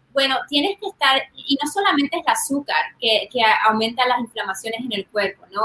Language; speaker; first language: Spanish; early bilingual, heritage; Spanish